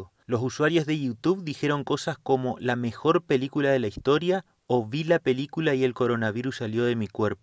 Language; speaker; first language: Spanish; native; Spanish